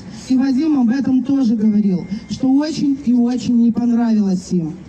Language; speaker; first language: Russian; native; Russian